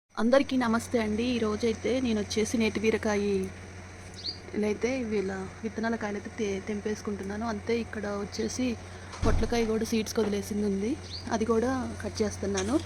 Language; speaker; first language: Telugu; native; Telugu